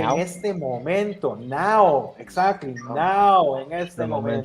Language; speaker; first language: Spanish; non-native, fluent; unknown